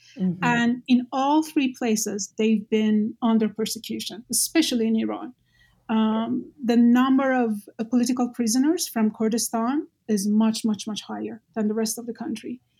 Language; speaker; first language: English; non-native, fluent; Persian